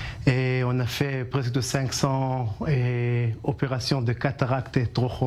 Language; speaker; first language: French; non-native, learner; Hebrew